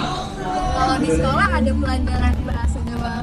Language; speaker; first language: Indonesian; native; Indonesian